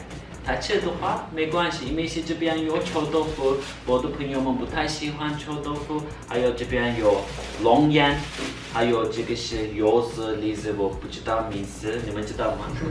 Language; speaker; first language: Chinese; non-native, learner; Turkish